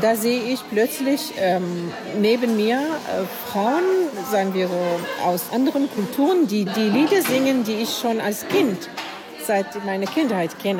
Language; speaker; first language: German; non-native, fluent; Arabic